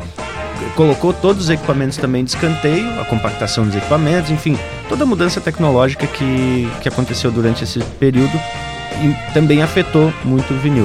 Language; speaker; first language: Portuguese; native; Portuguese